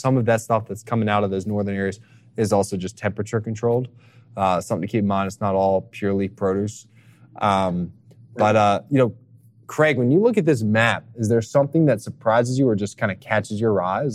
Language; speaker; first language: English; native; English